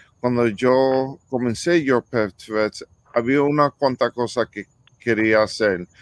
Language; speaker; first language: Spanish; early bilingual, heritage; English